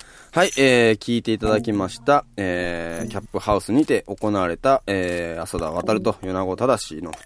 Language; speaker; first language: Japanese; native; Japanese